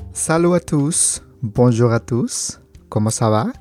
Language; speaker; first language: French; non-native, learner; Spanish